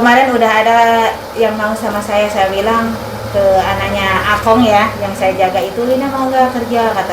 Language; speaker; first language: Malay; non-native, local second language; Sundanese